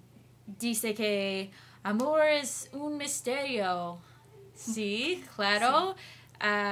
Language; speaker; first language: Spanish; non-native, learner; English